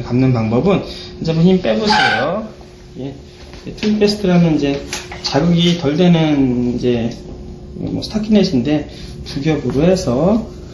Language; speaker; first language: Korean; native; Korean